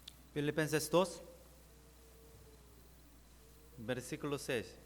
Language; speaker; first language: Spanish; non-native, learner; Korean